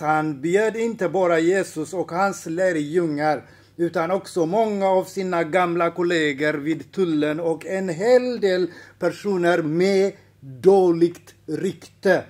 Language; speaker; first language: Swedish; non-native, fluent; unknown